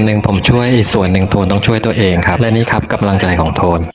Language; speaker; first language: Thai; native; Thai